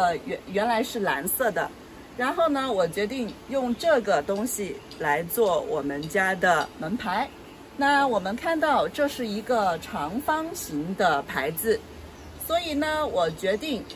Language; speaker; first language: Chinese; non-native, local second language; Yao